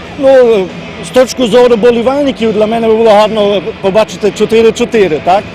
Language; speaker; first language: Ukrainian; early bilingual, heritage; Ukrainian